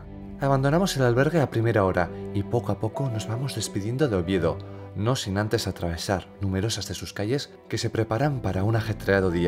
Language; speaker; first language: Spanish; native; Spanish